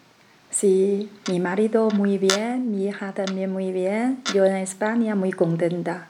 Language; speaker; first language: Spanish; non-native, learner; Chinese